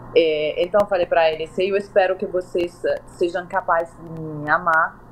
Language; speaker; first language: Portuguese; non-native, fluent; Italian